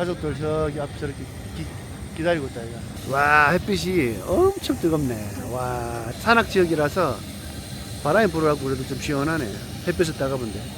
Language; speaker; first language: Korean; native; Korean